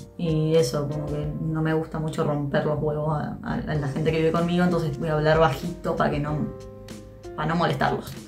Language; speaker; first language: Spanish; native; Spanish